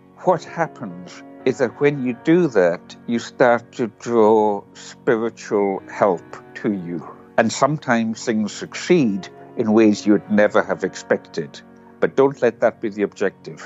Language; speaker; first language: English; native; English